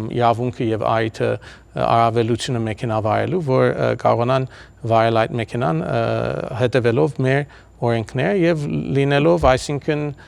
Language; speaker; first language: Armenian; early bilingual, heritage; Armenian